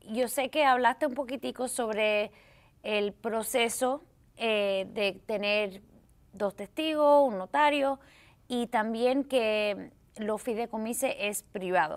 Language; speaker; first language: Spanish; early bilingual, heritage; Spanish